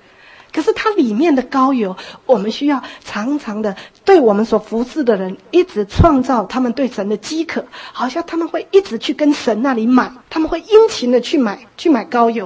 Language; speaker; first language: Chinese; native; Chinese